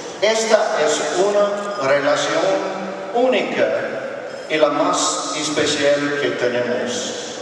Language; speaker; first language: Spanish; non-native, learner; English